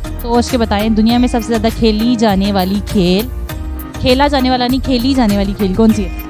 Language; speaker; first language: Urdu; native; Urdu